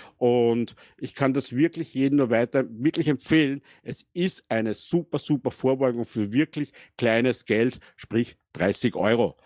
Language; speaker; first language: German; native; German